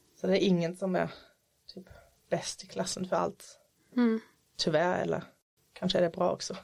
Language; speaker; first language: Swedish; non-native, fluent; German